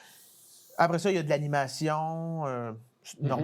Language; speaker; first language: French; native; French